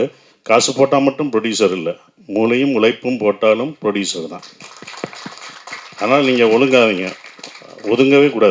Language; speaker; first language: Tamil; native; Tamil